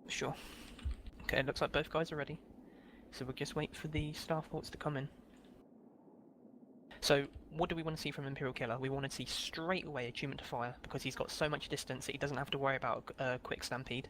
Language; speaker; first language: English; native; English